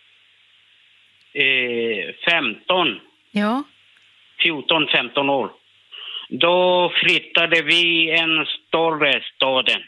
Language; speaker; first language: Swedish; non-native, learner; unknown